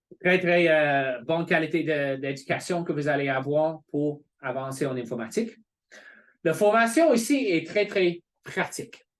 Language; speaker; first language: French; non-native, fluent; English